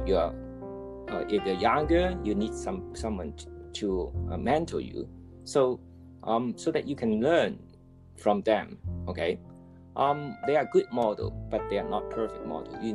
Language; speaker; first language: English; non-native, local second language; Cantonese